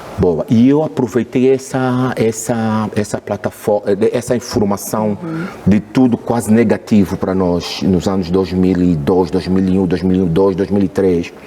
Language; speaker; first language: Portuguese; native; Portuguese